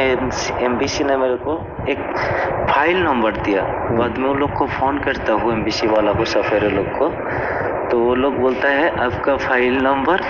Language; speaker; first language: Hindi; non-native, local second language; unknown